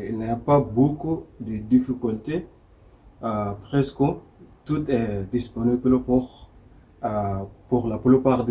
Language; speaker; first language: French; non-native, learner; Arabic